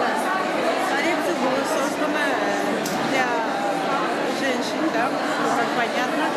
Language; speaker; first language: Russian; non-native, fluent; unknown